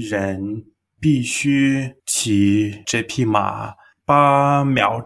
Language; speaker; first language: Chinese; non-native, learner; English